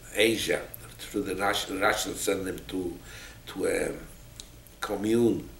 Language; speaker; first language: English; non-native, fluent; Polish